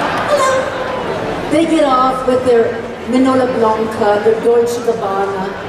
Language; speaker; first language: English; early bilingual, other home language; Ukrainian